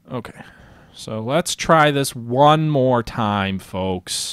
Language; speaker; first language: English; native; English